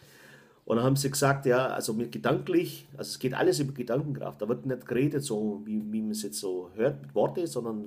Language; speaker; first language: German; native; German